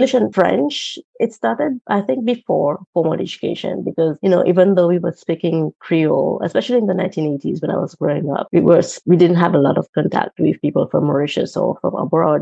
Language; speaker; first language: English; non-native, fluent; Morisyen